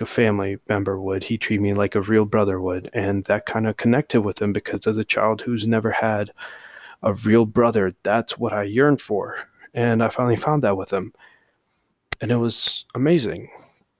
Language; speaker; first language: English; early bilingual, other home language; Hindi